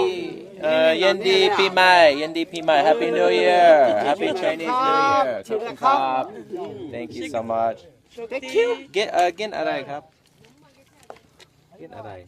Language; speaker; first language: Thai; non-native, learner; English